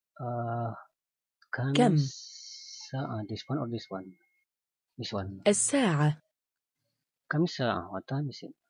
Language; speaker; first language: English; non-native, learner; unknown